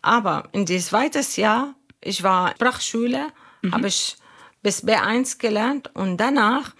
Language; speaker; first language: German; non-native, learner; Arabic